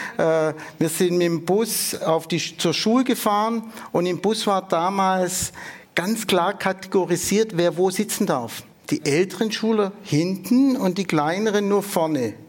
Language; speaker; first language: German; native; German